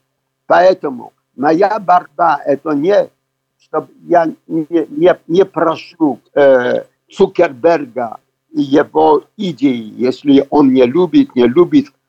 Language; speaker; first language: Russian; non-native, learner; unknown